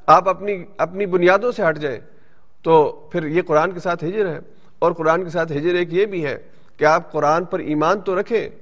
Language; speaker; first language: Urdu; early bilingual, heritage; Urdu